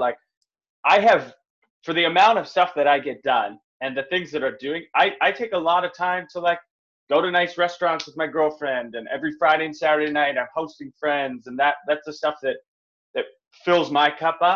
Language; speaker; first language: English; native; English